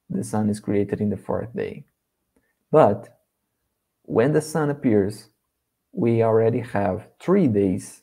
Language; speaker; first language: English; non-native, learner; Portuguese